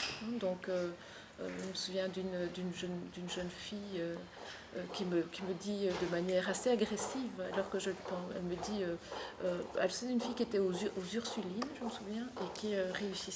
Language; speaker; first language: French; native; French